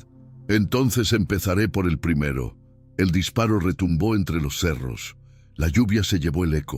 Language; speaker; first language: Spanish; native; Spanish